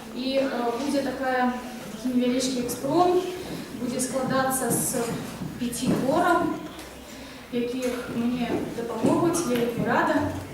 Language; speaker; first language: Belarusian; non-native, local second language; Russian